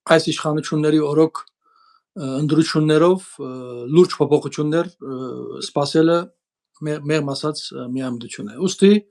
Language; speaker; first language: Armenian; early bilingual, heritage; Armenian